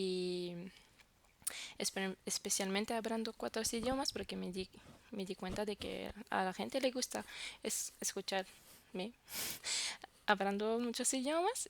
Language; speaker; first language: Spanish; non-native, fluent; French